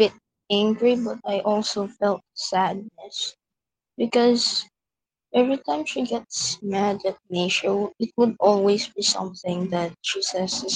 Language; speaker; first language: English; non-native, local second language; Filipino